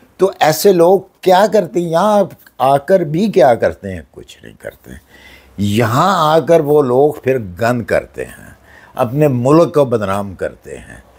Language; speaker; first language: Urdu; non-native, local second language; Punjabi